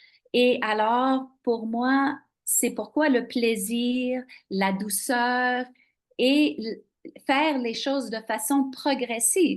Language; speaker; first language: French; non-native, local second language; English